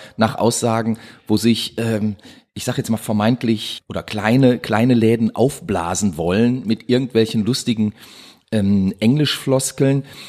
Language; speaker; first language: German; native; German